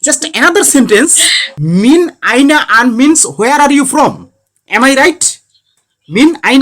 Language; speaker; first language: English; non-native, learner; Bangla